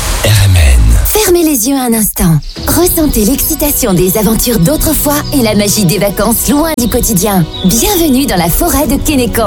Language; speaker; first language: French; native; French